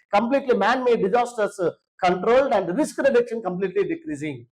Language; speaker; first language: English; non-native, local second language; Telugu